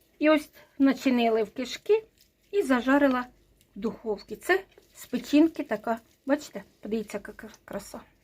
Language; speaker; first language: Ukrainian; native; Ukrainian